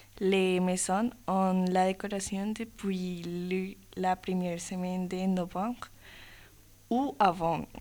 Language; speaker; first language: French; non-native, learner; Spanish